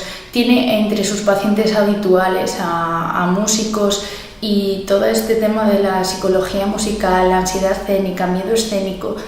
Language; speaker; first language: Spanish; native; Spanish